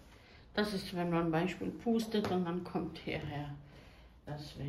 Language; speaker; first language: German; non-native, fluent; Croatian